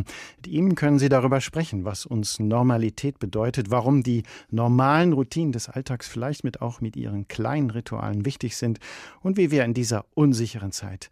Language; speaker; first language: German; native; German